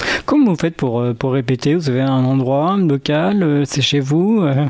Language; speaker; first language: French; native; French